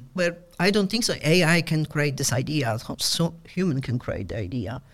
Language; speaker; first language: English; non-native, fluent; Polish